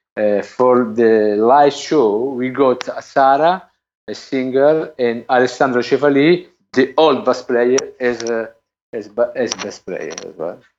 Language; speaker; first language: English; non-native, learner; Italian